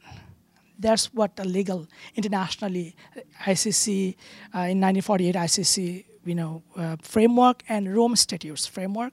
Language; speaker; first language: English; non-native, local second language; Bangla